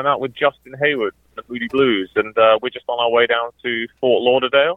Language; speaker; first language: English; native; English